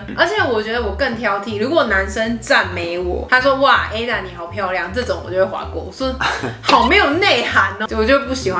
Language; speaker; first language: Chinese; native; Chinese